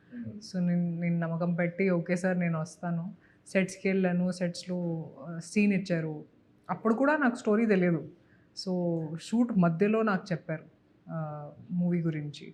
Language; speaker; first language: Telugu; non-native, local second language; Hindi